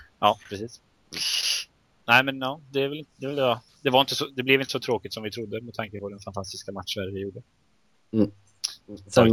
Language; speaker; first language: Swedish; native; Swedish